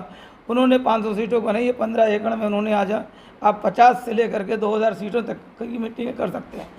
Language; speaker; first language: Hindi; native; Hindi